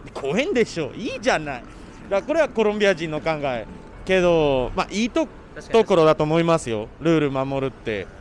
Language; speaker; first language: Japanese; early bilingual, other home language; Spanish